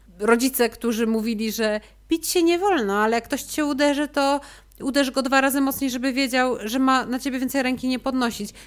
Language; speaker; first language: Polish; native; Polish